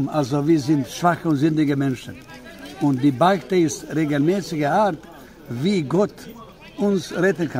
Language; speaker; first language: German; non-native, fluent; Croatian